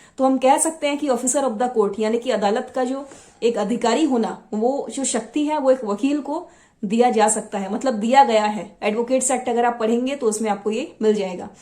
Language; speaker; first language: Hindi; non-native, local second language; Assamese